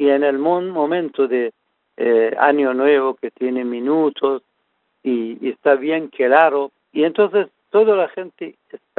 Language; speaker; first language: Spanish; non-native, fluent; Persian